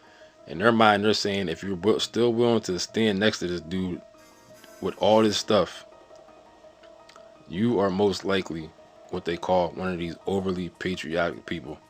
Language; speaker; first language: English; native; English